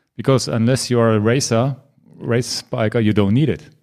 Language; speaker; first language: English; non-native, learner; German